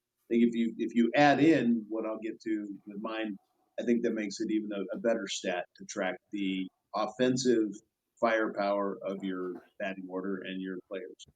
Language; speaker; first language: English; native; English